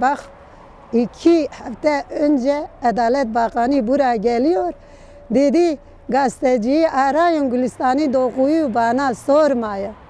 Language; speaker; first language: Turkish; non-native, local second language; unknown